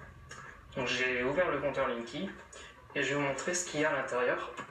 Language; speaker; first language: French; native; French